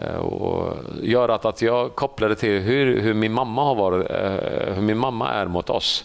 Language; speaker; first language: Swedish; early bilingual, other home language; Assyrian Neo-Aramaic